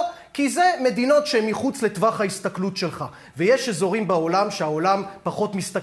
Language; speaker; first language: Hebrew; native; Hebrew